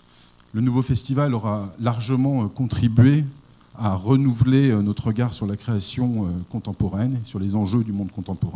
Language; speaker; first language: French; native; French